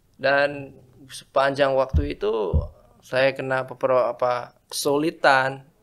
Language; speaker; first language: Indonesian; non-native, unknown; Vietnamese